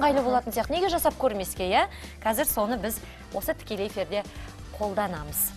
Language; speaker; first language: Kazakh; native; Kazakh